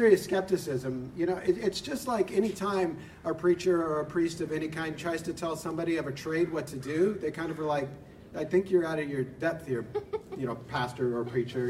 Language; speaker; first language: English; native; English